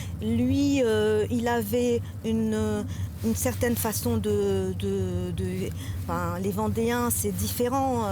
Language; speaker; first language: French; non-native, local second language; Arabic